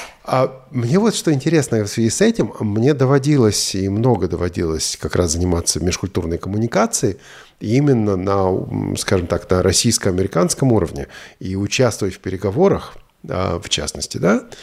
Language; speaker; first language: Russian; native; Russian